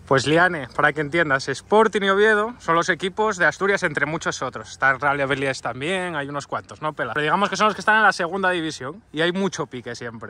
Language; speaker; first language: Spanish; native; Spanish